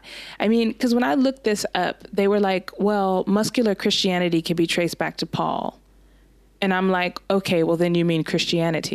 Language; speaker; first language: English; native; English